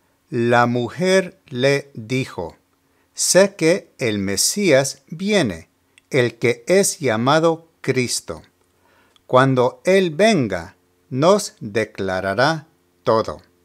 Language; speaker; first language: Spanish; early bilingual, heritage; Spanish